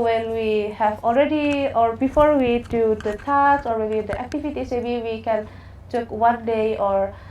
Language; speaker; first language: English; non-native, learner; Indonesian